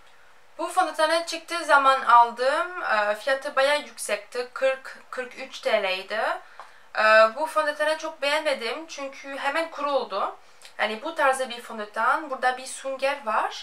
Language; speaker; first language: Turkish; non-native, fluent; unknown